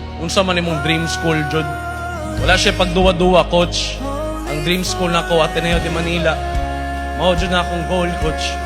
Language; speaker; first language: Cebuano; native; Cebuano